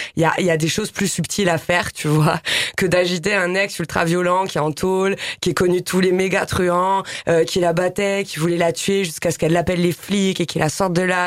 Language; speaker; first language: French; native; French